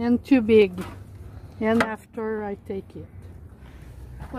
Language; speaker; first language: English; non-native, learner; French